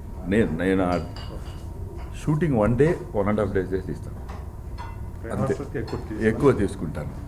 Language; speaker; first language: Telugu; non-native, fluent; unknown